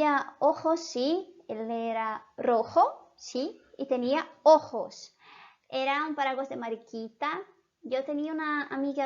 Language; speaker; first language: Spanish; non-native, fluent; Portuguese